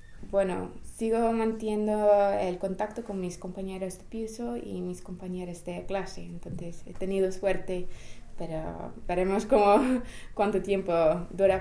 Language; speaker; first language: Spanish; non-native, fluent; English